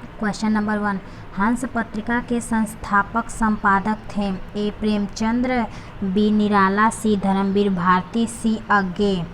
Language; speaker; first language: Hindi; native; Hindi